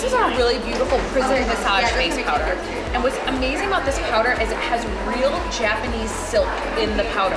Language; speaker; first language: English; native; English